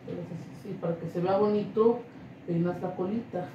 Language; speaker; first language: Spanish; early bilingual, heritage; Spanish